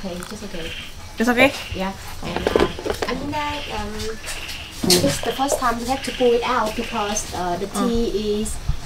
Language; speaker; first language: English; non-native, learner; Vietnamese